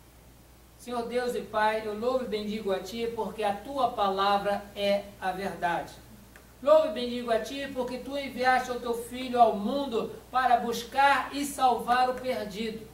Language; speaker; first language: Portuguese; native; Portuguese